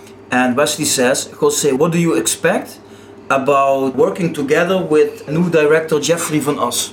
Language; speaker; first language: English; non-native, fluent; Dutch